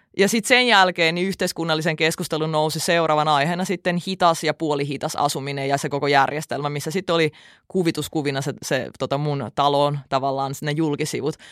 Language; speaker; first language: Finnish; early bilingual, other home language; Russian